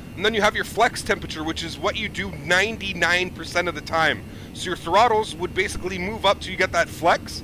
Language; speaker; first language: English; native; English